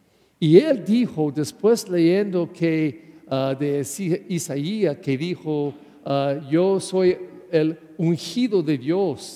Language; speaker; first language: Spanish; non-native, learner; English